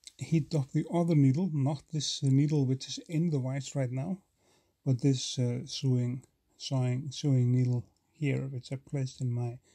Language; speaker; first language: English; non-native, fluent; Icelandic